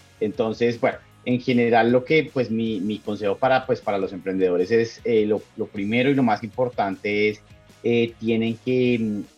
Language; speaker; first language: Spanish; native; Spanish